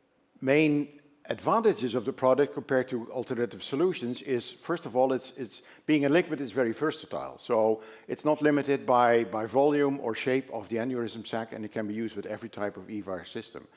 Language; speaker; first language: English; non-native, fluent; Dutch